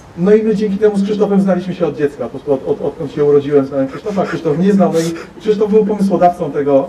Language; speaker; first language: Polish; native; Polish